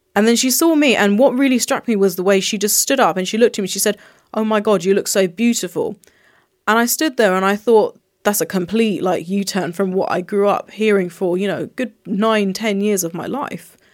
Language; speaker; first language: English; native; English